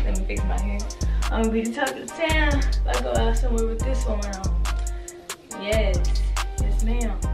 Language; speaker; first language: English; native; English